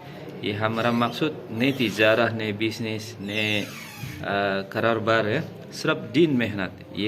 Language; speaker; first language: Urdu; non-native, learner; Indonesian